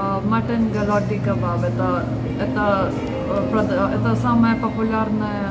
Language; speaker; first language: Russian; early bilingual, heritage; Russian